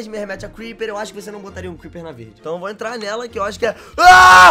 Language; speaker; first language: Portuguese; native; Portuguese